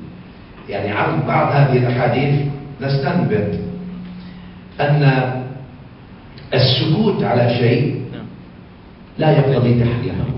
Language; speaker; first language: Arabic; native; Arabic